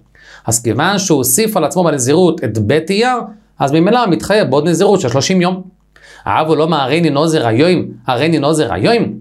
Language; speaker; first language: Hebrew; native; Hebrew